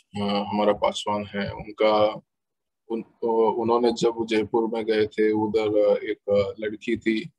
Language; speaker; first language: Hindi; non-native, local second language; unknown